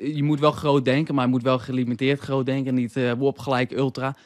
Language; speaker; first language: Dutch; native; Dutch